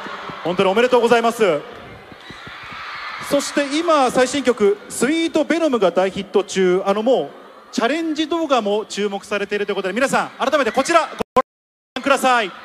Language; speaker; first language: Japanese; native; Japanese